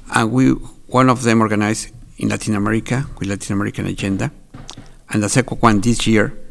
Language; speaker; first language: English; non-native, fluent; Spanish